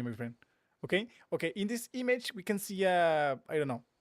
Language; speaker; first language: English; non-native, learner; Spanish